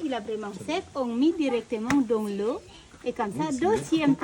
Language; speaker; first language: French; non-native, learner; Indonesian